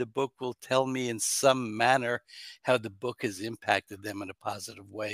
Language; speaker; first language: English; native; English